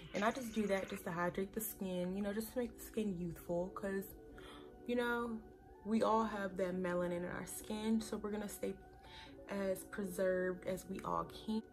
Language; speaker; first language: English; native; English